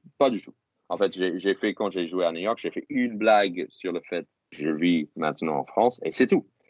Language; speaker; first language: French; non-native, fluent; English